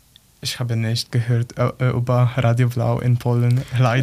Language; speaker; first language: German; non-native, learner; Polish